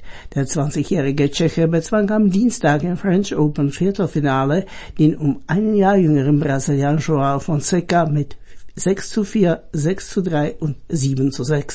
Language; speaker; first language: German; native; German